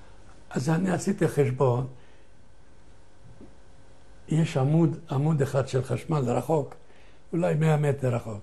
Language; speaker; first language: Hebrew; non-native, fluent; Ladino